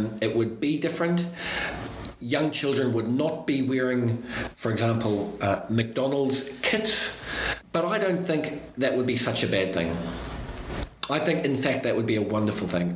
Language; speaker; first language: English; native; English